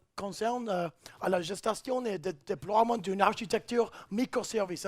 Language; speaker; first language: French; non-native, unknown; English